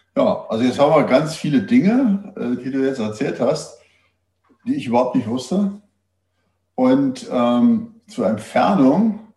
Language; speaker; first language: German; native; German